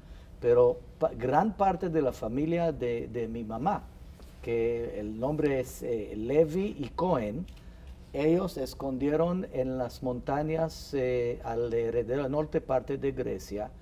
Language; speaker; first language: Spanish; non-native, fluent; Hebrew